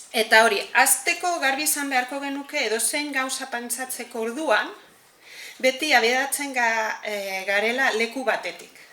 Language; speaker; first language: Basque; non-native, fluent; Catalan